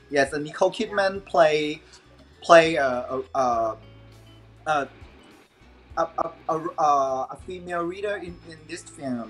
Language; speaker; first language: English; non-native, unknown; Thai